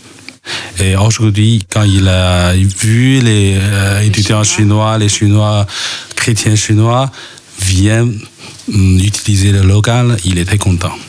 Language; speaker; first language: French; non-native, fluent; Chinese